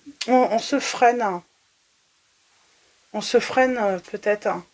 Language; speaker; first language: French; native; French